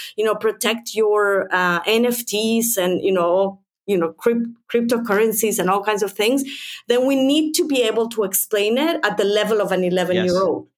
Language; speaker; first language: English; non-native, fluent; Spanish